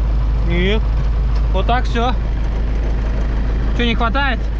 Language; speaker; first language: Russian; native; Russian